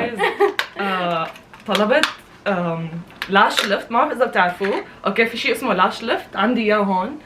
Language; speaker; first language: Arabic; native; Arabic